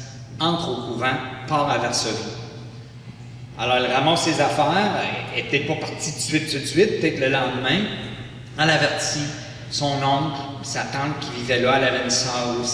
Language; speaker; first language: French; native; French